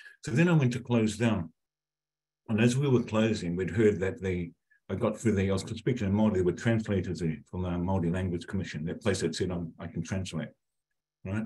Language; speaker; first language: English; native; English